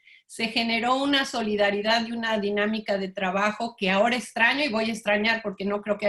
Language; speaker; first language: Spanish; native; Spanish